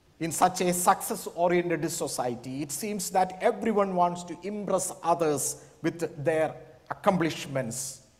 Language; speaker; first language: English; non-native, local second language; Malayalam